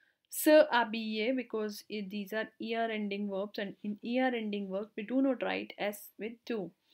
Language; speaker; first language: English; non-native, local second language; Hindi